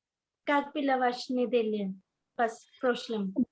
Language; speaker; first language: Russian; non-native, fluent; Hindi